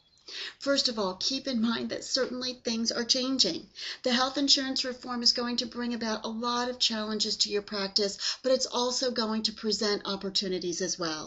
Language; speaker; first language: English; native; English